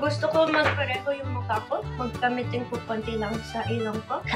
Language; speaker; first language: Filipino; non-native, learner; English